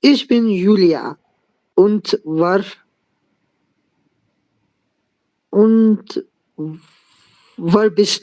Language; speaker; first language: German; non-native, learner; Urdu